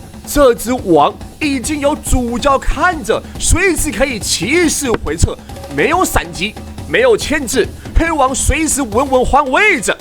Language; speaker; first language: Chinese; native; Chinese